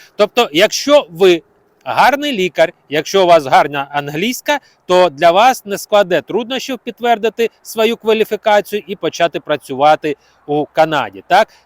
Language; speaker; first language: Ukrainian; native; Ukrainian